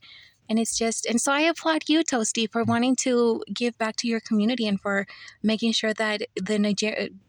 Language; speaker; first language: English; early bilingual, other home language; Spanish